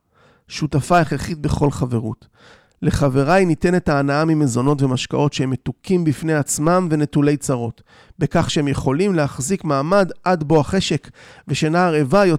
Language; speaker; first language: Hebrew; native; Hebrew